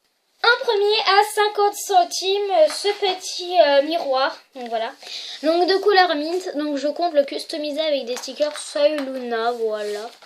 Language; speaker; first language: French; native; French